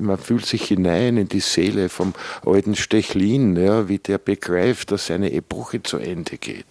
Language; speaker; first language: German; native; German